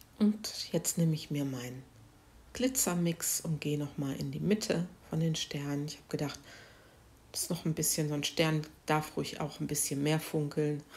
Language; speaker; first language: German; native; German